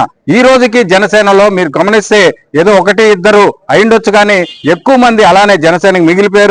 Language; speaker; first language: Telugu; native; Telugu